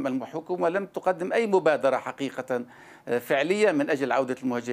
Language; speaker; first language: Arabic; native; Arabic